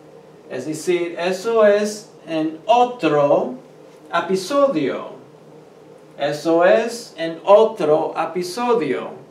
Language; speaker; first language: Spanish; early bilingual, heritage; Spanish